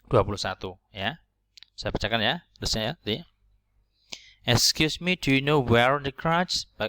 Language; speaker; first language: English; non-native, learner; Indonesian